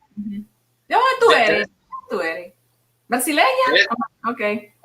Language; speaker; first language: Spanish; early bilingual, heritage; Spanish